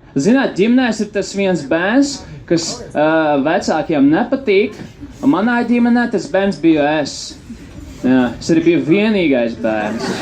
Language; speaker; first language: Latvian; non-native, local second language; Russian